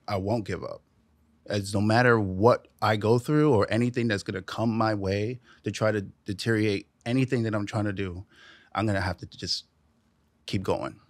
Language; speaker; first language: English; native; English